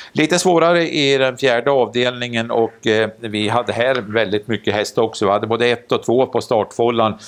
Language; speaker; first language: Swedish; native; Swedish